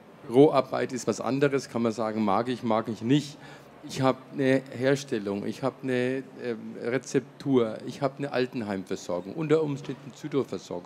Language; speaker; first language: German; native; German